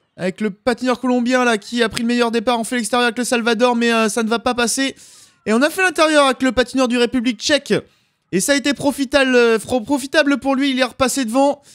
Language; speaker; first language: French; native; French